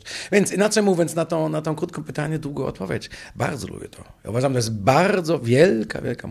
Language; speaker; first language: Polish; non-native, fluent; German